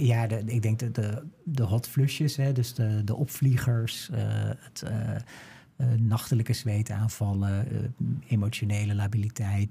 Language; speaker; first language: Dutch; native; Dutch